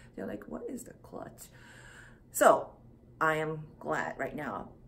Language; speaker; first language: English; non-native, fluent; Japanese